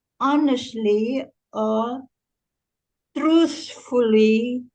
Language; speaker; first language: English; non-native, fluent; Indonesian